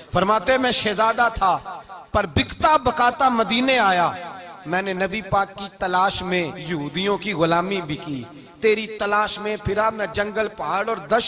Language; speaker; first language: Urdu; non-native, local second language; Punjabi